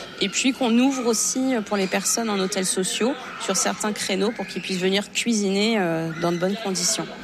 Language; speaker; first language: French; native; French